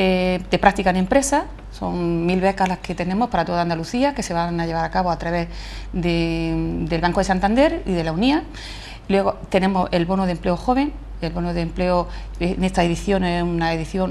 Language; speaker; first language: Spanish; native; Spanish